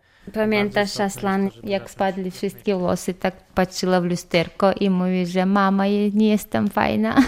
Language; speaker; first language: Polish; non-native, learner; Chechen